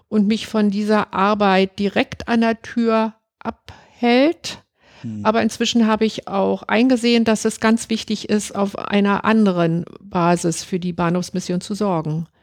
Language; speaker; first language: German; native; German